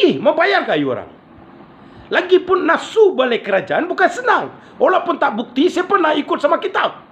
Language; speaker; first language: Malay; non-native, local second language; Tamil